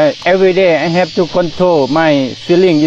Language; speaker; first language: English; non-native, learner; Thai